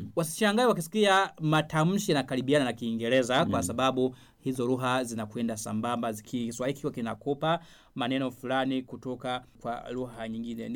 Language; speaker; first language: Swahili; non-native, local second language; Rundi